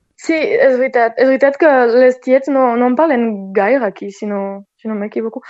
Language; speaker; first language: Catalan; non-native, local second language; French